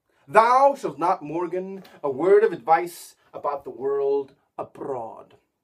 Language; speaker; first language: English; non-native, fluent; Icelandic